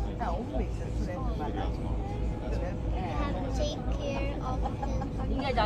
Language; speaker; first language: English; non-native, learner; Chinese